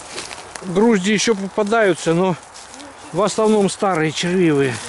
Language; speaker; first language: Russian; native; Russian